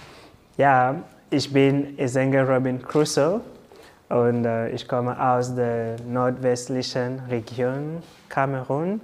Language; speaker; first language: German; non-native, learner; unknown